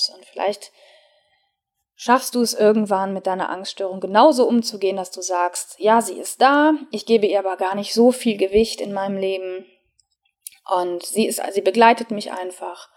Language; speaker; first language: German; native; German